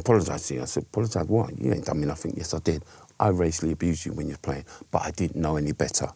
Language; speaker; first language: English; native; English